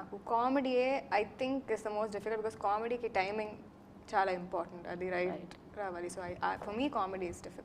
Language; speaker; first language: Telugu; non-native, local second language; Tamil